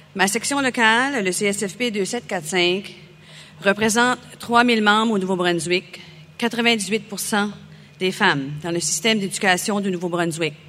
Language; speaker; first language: French; native; French